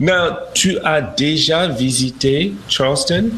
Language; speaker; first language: French; non-native, fluent; English